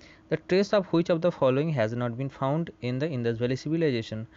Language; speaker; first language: English; non-native, local second language; Bangla